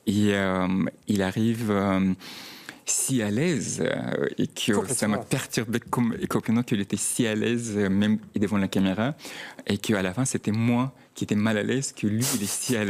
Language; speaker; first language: French; non-native, fluent; Chechen